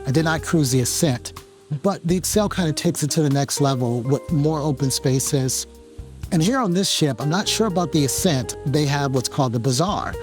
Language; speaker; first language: English; native; English